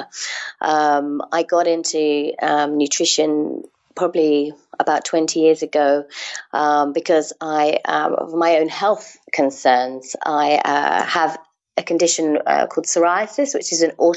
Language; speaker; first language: English; native; English